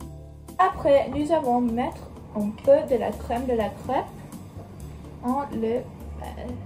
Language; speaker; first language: French; non-native, learner; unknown